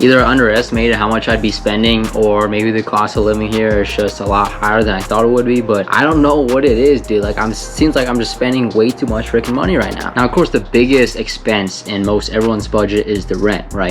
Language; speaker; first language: English; native; English